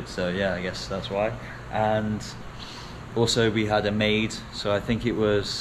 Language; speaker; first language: English; native; English